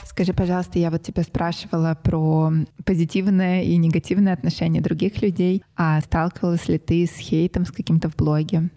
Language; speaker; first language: Russian; native; Russian